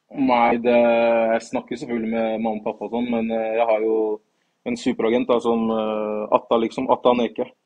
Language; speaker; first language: Norwegian; early bilingual, other home language; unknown